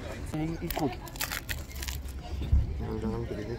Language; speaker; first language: Indonesian; non-native, learner; German